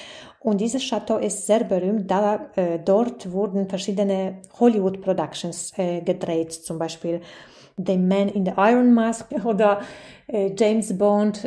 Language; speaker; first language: German; non-native, fluent; Polish